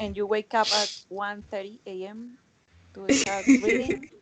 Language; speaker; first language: English; non-native, learner; Spanish